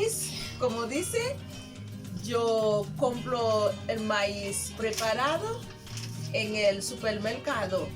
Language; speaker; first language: Spanish; non-native, local second language; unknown